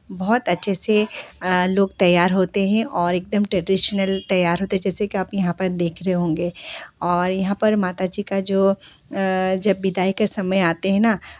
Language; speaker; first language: Hindi; non-native, local second language; Bangla